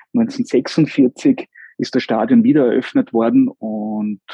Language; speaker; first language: German; native; German